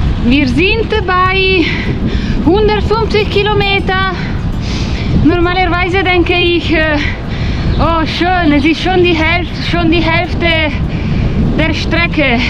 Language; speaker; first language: German; non-native, fluent; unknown